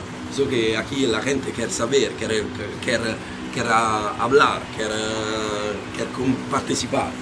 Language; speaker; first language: Spanish; non-native, learner; Italian